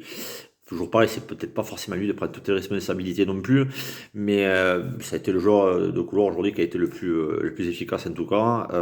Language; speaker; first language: French; native; French